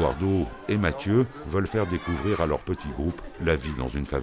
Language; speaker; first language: French; native; French